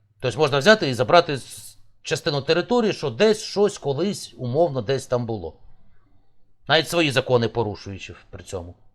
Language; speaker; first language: Ukrainian; native; Ukrainian